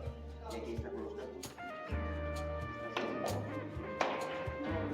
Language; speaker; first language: Spanish; non-native, local second language; Galician